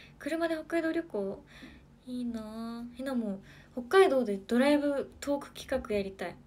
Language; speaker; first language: Japanese; native; Japanese